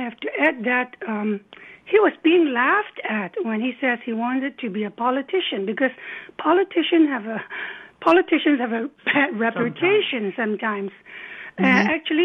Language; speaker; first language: English; non-native, local second language; Cantonese